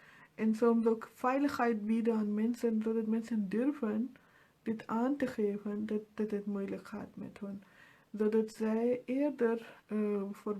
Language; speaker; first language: Dutch; non-native, fluent; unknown